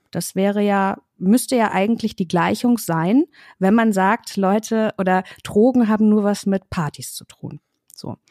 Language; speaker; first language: German; native; German